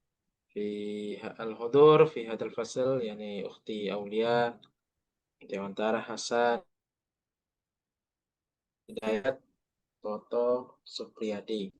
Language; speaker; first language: Arabic; non-native, fluent; Indonesian